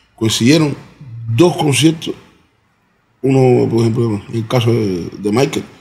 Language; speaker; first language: Spanish; native; Spanish